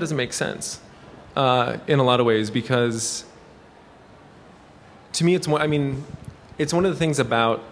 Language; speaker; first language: English; native; English